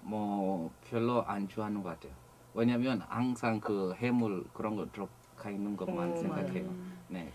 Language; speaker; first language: Korean; non-native, fluent; English